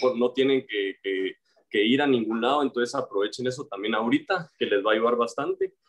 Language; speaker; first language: Spanish; native; Spanish